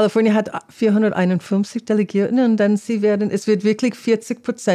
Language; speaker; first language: German; non-native, fluent; English